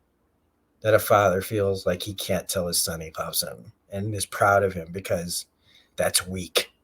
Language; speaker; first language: English; native; English